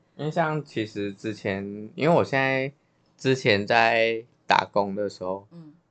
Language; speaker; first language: Chinese; native; Chinese